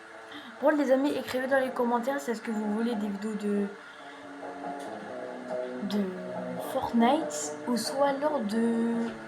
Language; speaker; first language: French; native; French